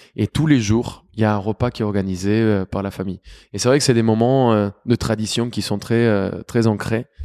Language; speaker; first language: French; non-native, fluent; Spanish